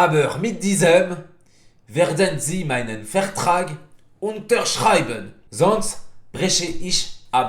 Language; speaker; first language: German; non-native, fluent; French